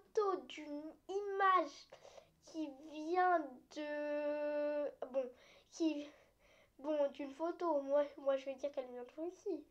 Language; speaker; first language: French; native; French